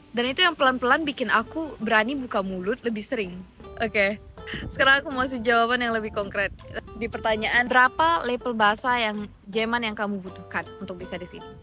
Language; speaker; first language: Indonesian; native; Indonesian